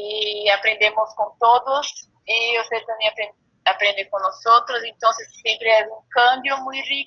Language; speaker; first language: Spanish; non-native, fluent; Portuguese